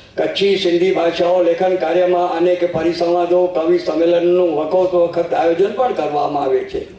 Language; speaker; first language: Gujarati; non-native, local second language; Sindhi